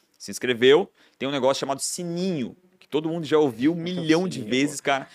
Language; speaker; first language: Portuguese; native; Portuguese